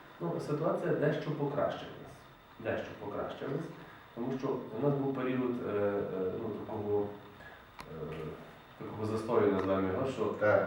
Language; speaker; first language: Ukrainian; native; Ukrainian